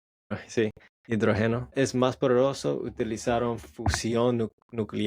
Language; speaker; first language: Spanish; non-native, learner; English